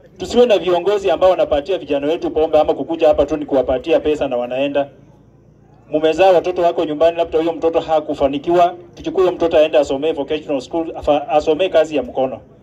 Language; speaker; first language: Swahili; non-native, local second language; Luyia